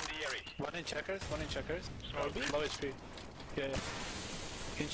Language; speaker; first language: English; non-native, learner; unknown